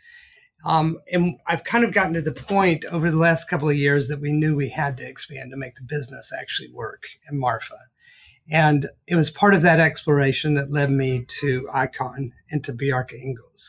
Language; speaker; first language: English; native; English